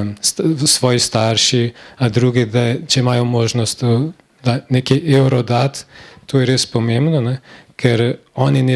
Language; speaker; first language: Slovenian; non-native, learner; Portuguese